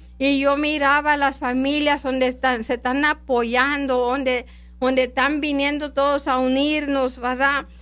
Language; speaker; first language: Spanish; non-native, local second language; English